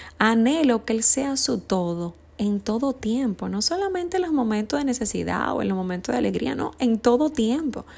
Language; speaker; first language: Spanish; native; Spanish